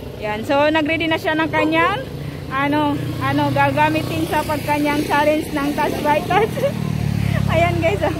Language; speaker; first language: Filipino; non-native, local second language; Cebuano